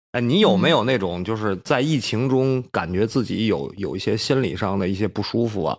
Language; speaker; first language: Chinese; native; Chinese